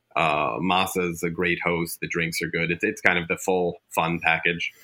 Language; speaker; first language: English; native; English